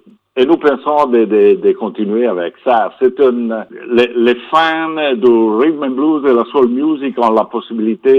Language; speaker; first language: French; non-native, fluent; Italian